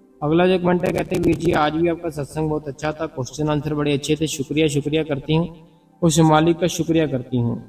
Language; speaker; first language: Hindi; non-native, local second language; Punjabi